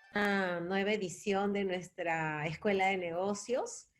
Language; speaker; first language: Spanish; native; Spanish